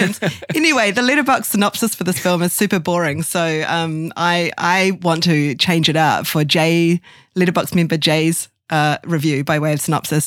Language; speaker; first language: English; native; English